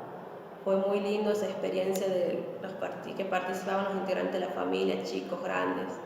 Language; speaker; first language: Spanish; native; Spanish